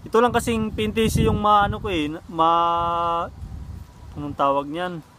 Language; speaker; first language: Filipino; non-native, local second language; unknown